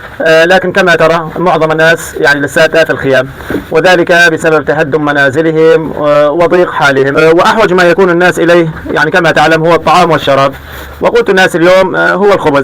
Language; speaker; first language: Arabic; native; Arabic